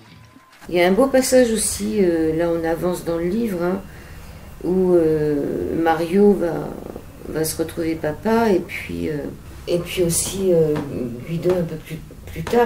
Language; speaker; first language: French; native; French